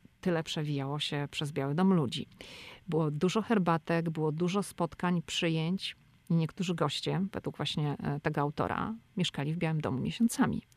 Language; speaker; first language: Polish; native; Polish